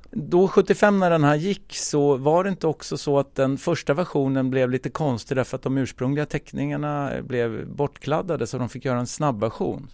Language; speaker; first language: Swedish; native; Swedish